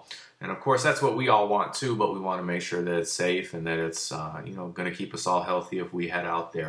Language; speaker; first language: English; native; English